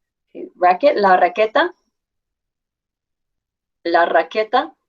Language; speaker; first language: Spanish; non-native, fluent; English